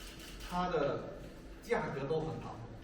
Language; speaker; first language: Chinese; native; Chinese